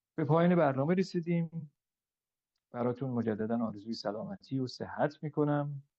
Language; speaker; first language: Persian; native; Persian